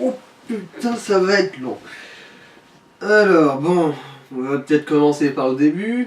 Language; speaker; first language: French; native; French